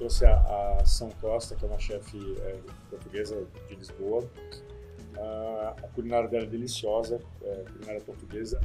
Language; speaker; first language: Portuguese; native; Portuguese